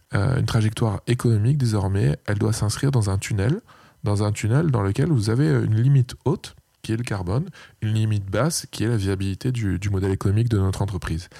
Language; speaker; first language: French; native; French